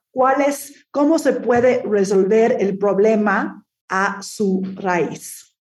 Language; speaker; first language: Spanish; non-native, fluent; English